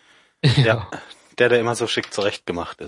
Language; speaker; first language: German; native; German